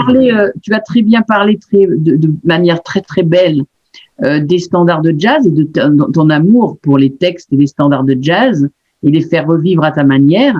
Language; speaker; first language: French; native; French